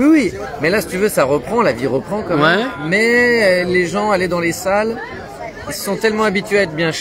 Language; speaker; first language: French; native; French